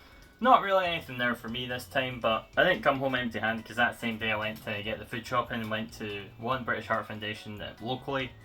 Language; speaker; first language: English; native; English